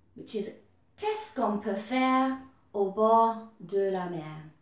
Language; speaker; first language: French; non-native, fluent; English